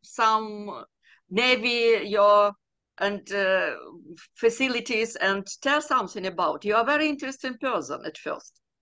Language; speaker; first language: English; non-native, learner; Ukrainian